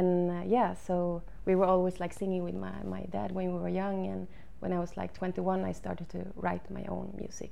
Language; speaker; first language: English; non-native, fluent; Swedish